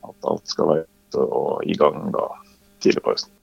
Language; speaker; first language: Norwegian; native; Norwegian